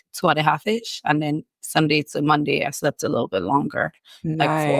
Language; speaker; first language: English; native; English